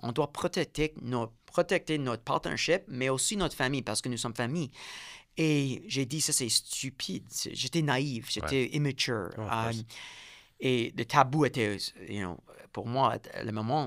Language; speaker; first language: French; non-native, learner; English